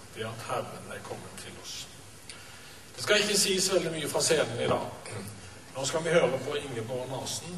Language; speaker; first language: Norwegian; native; Norwegian